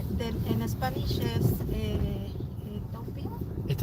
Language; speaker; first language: English; non-native, learner; Spanish